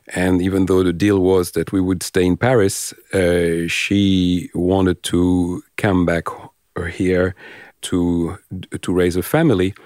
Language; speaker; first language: English; non-native, fluent; French